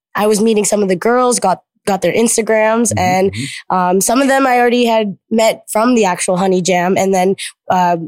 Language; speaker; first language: English; early bilingual, other home language; Filipino